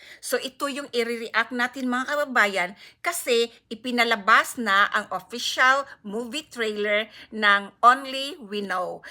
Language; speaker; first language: Filipino; non-native, local second language; Cebuano